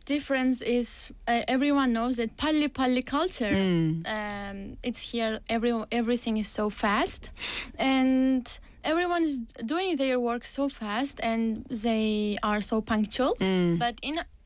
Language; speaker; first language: English; non-native, fluent; Uzbek